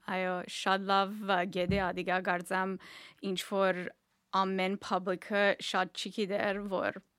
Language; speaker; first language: Armenian; early bilingual, heritage; Armenian